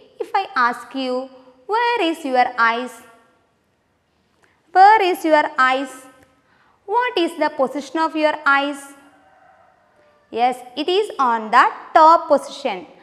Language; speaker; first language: English; non-native, local second language; Malayalam